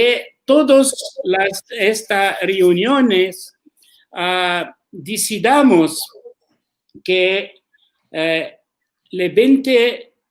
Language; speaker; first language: Spanish; non-native, learner; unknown